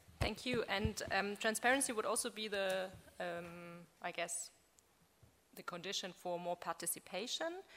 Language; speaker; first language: English; non-native, fluent; German